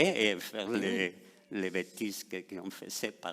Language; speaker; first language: French; non-native, fluent; Spanish